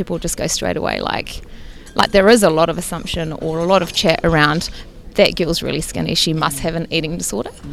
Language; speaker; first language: English; native; English